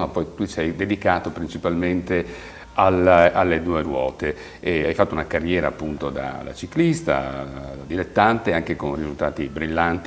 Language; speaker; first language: Italian; native; Italian